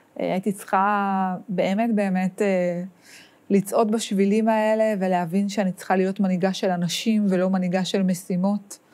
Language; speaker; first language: Hebrew; native; Hebrew